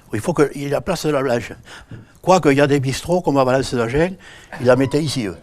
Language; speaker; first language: French; native; French